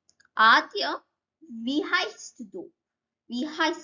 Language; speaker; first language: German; non-native, learner; Malayalam